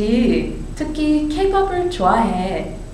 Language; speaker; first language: Korean; non-native, learner; English